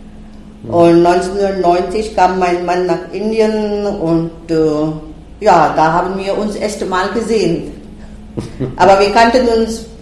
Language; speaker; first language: German; non-native, fluent; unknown